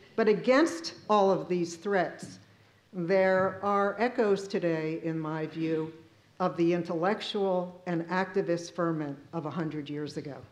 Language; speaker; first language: English; native; English